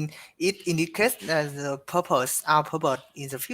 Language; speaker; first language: English; non-native, learner; Vietnamese